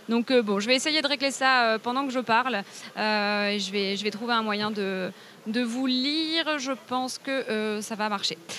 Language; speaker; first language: French; native; French